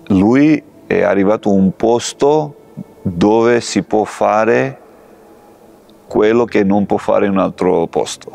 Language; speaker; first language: Italian; non-native, fluent; Georgian